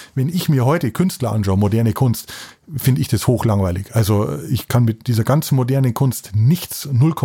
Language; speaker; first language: German; native; German